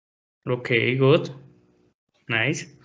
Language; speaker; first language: English; non-native, learner; Spanish